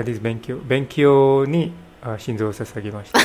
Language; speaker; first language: Japanese; non-native, learner; English